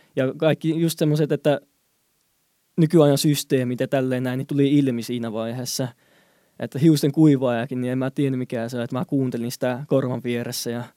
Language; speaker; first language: Finnish; early bilingual, other home language; Chinese